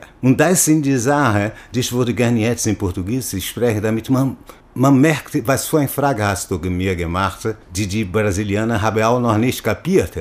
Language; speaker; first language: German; non-native, learner; Portuguese